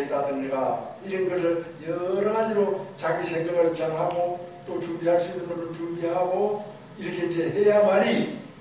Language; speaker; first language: Korean; native; Korean